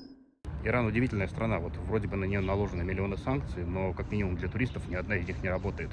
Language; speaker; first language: Russian; native; Russian